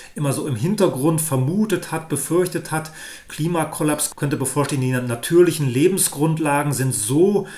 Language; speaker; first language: German; native; German